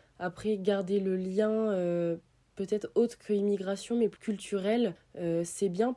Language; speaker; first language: French; early bilingual, other home language; Italian